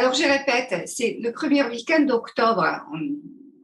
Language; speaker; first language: French; non-native, fluent; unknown